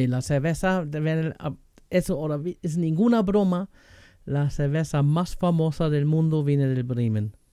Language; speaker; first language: Spanish; non-native, fluent; German